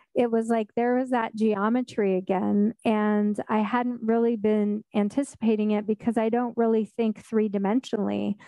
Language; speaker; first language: English; native; English